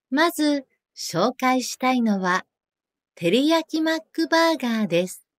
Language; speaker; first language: Japanese; native; Japanese